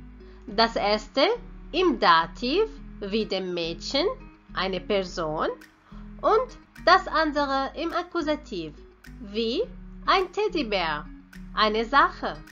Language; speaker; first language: German; non-native, fluent; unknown